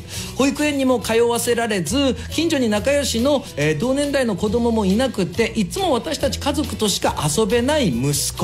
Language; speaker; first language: Japanese; native; Japanese